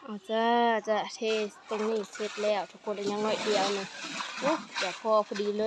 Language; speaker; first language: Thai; non-native, local second language; Northeastern Thai